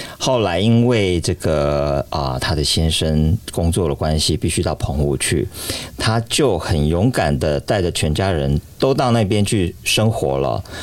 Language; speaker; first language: Chinese; native; Chinese